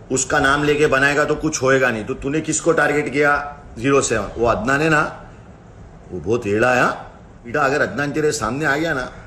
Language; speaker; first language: Hindi; non-native, local second language; Urdu